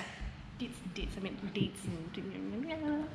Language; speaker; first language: English; native; English